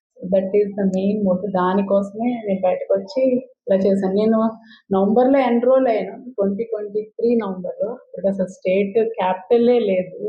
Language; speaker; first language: Telugu; native; Telugu